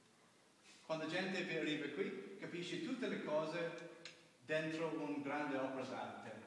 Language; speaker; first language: Italian; non-native, learner; English